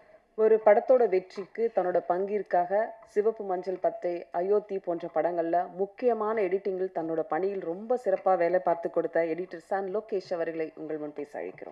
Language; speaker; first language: Tamil; native; Tamil